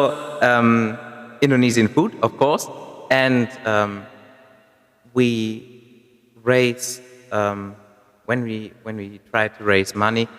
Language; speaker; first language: English; non-native, fluent; German